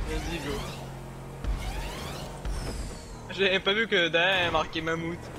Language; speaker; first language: French; native; French